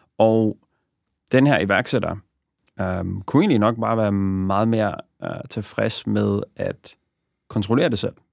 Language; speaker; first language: Danish; early bilingual, other home language; Bosnian